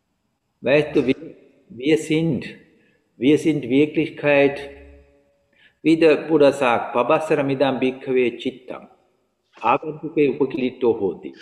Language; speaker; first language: German; non-native, learner; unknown